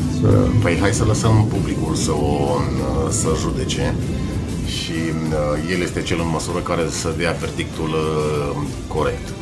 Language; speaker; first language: Romanian; native; Romanian